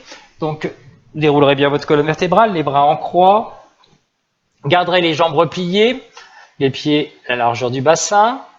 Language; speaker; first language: French; native; French